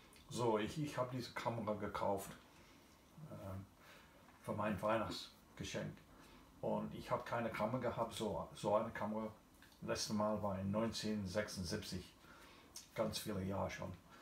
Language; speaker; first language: German; non-native, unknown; English